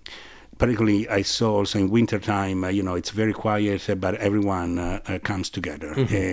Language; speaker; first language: English; non-native, fluent; Italian